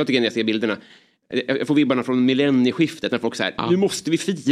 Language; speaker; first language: Swedish; native; Swedish